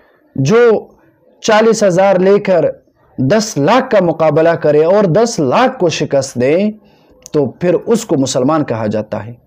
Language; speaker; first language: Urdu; non-native, local second language; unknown